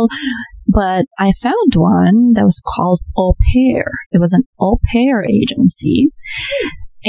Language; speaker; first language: English; non-native, fluent; Romanian